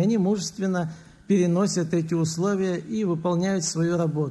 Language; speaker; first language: Russian; native; Russian